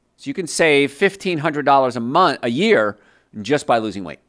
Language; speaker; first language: English; early bilingual, other home language; Italian